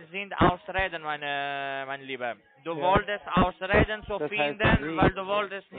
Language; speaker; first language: German; non-native, learner; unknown